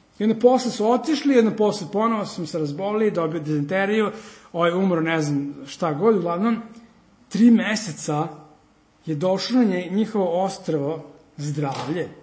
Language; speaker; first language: Serbian; early bilingual, heritage; Serbian